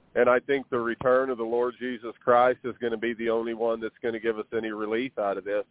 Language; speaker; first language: English; native; English